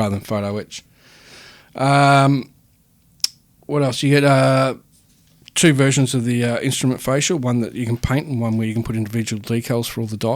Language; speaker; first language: English; native; English